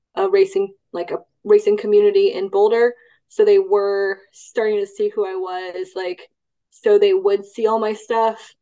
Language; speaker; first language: English; early bilingual, other home language; Cantonese